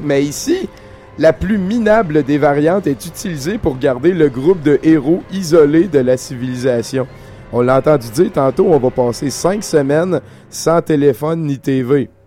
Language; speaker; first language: French; native; French